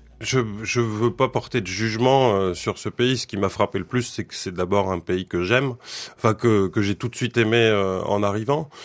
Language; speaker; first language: French; native; French